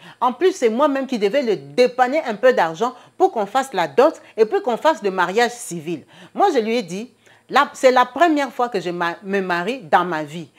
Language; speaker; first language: French; non-native, local second language; Lingala